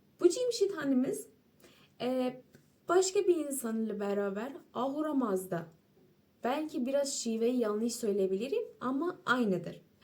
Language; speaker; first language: Turkish; non-native, fluent; Persian